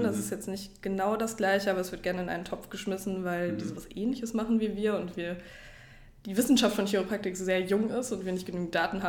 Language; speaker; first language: German; native; German